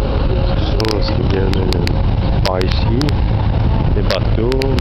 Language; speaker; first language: French; non-native, learner; Portuguese